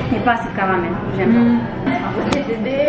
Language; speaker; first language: French; native; French